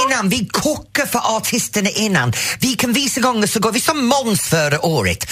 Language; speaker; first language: Swedish; non-native, fluent; English